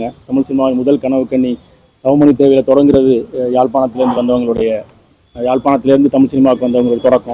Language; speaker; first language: Tamil; native; Tamil